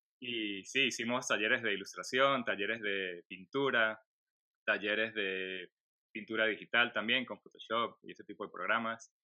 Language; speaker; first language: Spanish; native; Spanish